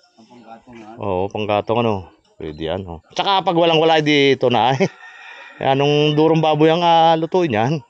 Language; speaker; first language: Filipino; native; Filipino